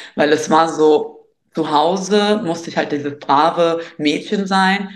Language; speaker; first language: German; early bilingual, other home language; Albanian